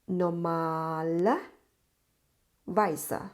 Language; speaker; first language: German; non-native, fluent; Thai